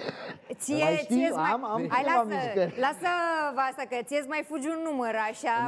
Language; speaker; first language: Romanian; native; Romanian